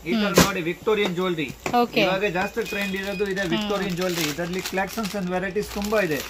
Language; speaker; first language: Kannada; non-native, local second language; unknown